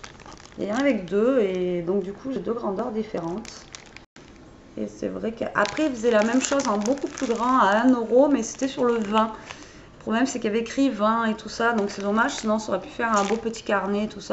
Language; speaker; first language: French; native; French